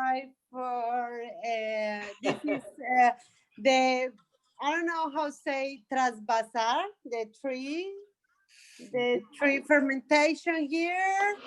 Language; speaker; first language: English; non-native, learner; Spanish